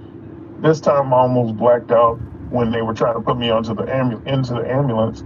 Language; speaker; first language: English; native; English